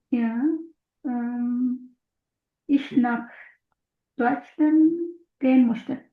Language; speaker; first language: German; non-native, learner; Bangla